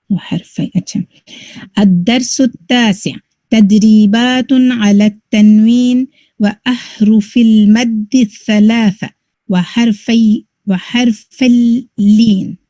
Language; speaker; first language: Arabic; non-native, learner; Urdu